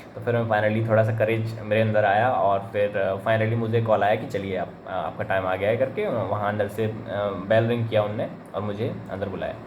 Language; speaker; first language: Hindi; native; Hindi